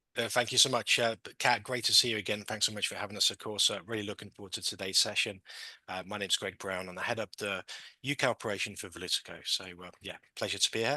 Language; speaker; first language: English; native; English